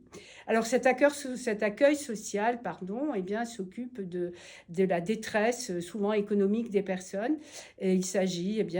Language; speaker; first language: French; native; French